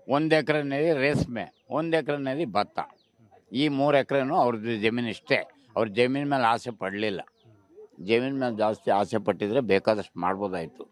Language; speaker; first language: Kannada; native; Kannada